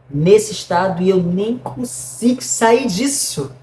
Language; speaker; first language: Portuguese; native; Portuguese